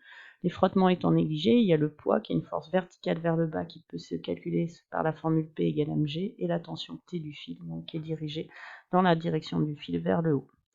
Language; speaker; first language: French; native; French